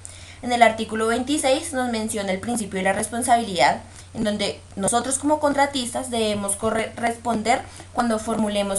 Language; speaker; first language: Spanish; native; Spanish